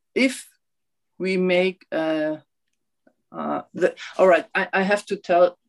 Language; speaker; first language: English; non-native, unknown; German